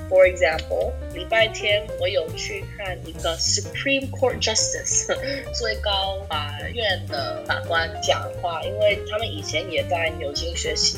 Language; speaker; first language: Chinese; non-native, fluent; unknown